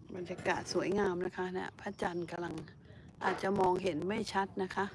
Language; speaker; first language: Thai; non-native, local second language; Northeastern Thai